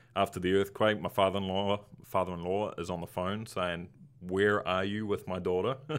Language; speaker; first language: English; native; English